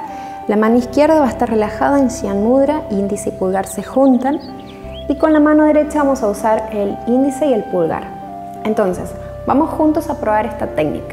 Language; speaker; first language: Spanish; native; Spanish